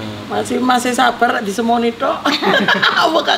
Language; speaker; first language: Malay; non-native, local second language; Javanese